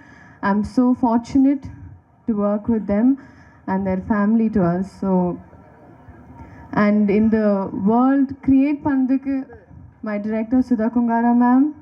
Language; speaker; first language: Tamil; non-native, learner; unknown